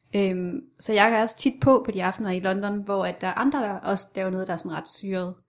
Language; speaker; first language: Danish; native; Danish